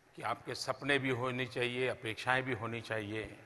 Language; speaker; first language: Hindi; native; Hindi